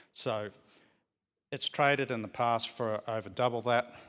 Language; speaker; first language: English; native; English